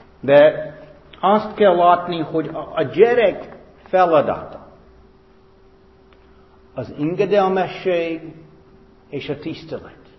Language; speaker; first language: Hungarian; non-native, fluent; English